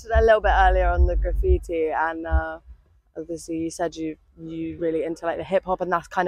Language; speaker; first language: English; native; English